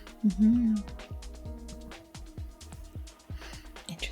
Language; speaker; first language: English; native; English